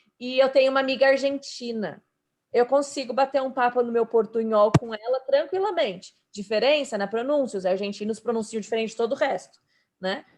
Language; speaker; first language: Portuguese; native; Portuguese